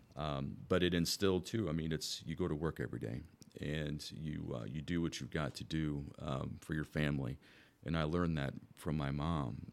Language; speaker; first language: English; native; English